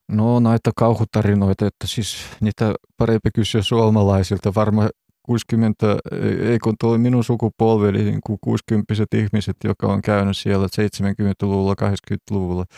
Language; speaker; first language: Finnish; non-native, fluent; Russian